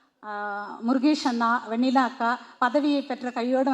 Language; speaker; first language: Tamil; native; Tamil